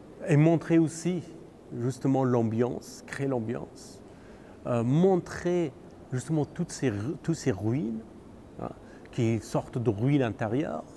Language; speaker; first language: French; non-native, fluent; Persian